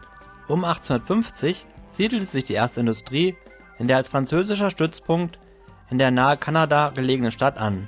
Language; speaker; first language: German; native; German